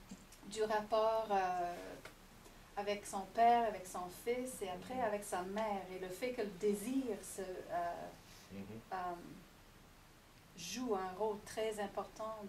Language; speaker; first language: French; non-native, fluent; English